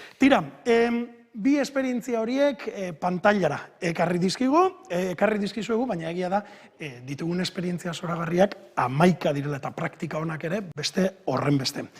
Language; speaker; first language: Basque; native; Basque